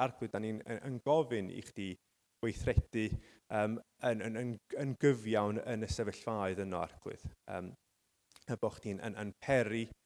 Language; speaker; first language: Welsh; native; Welsh